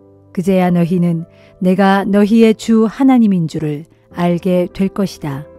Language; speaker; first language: Korean; native; Korean